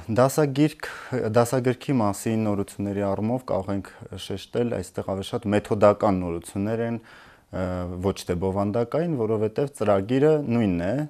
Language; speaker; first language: Armenian; native; Armenian